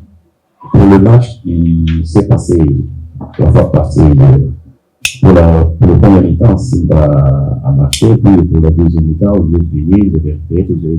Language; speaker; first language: French; non-native, learner; Swahili